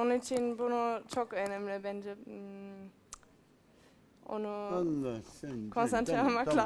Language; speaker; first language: Turkish; non-native, learner; German